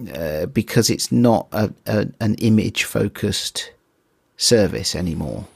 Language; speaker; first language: English; native; English